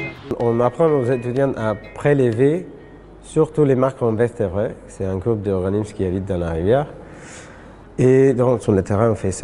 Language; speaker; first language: French; non-native, fluent; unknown